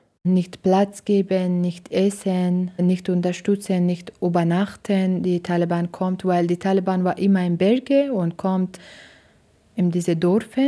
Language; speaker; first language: German; non-native, learner; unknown